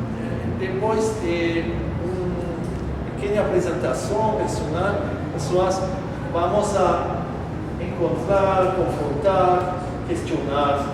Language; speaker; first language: Portuguese; non-native, learner; French